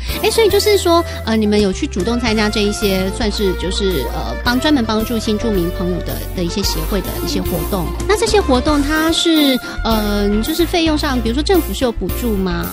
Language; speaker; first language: Chinese; native; Chinese